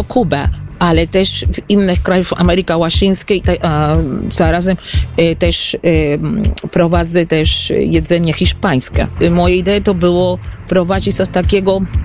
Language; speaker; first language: Polish; non-native, fluent; Spanish